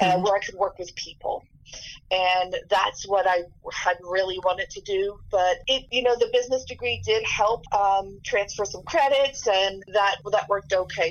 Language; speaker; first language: English; native; English